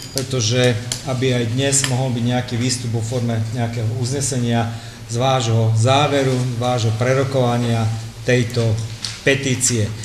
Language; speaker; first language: Slovak; native; Slovak